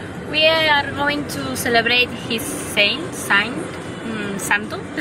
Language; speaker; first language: English; non-native, learner; Spanish